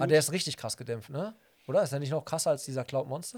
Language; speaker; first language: German; native; German